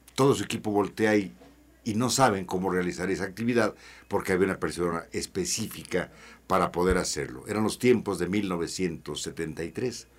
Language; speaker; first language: Spanish; native; Spanish